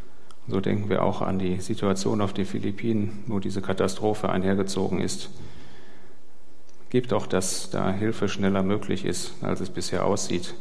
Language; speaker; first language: German; native; German